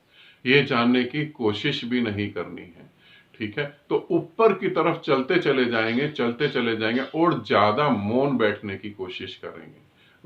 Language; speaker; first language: Hindi; native; Hindi